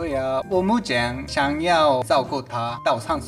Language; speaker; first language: Chinese; non-native, learner; Japanese